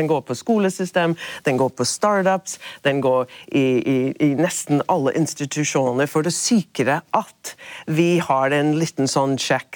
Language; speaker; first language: Norwegian; non-native, fluent; English